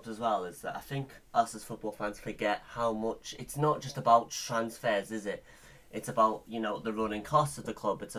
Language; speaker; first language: English; native; English